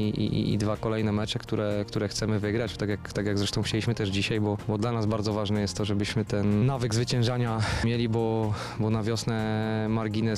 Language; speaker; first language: Polish; native; Polish